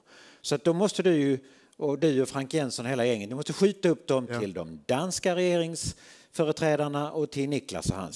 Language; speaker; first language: Swedish; native; Swedish